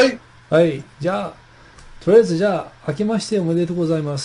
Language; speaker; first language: Japanese; non-native, fluent; English